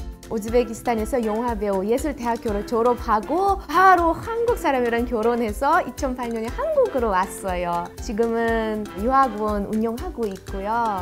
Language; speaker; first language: Korean; non-native, fluent; Uzbek